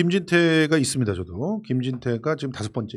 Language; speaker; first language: Korean; native; Korean